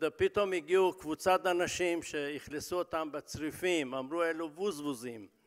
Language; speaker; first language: Hebrew; early bilingual, other home language; Persian